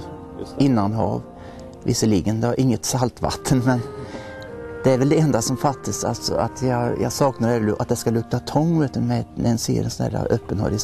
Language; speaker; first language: Swedish; native; Swedish